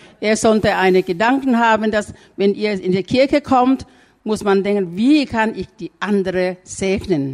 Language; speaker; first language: German; non-native, learner; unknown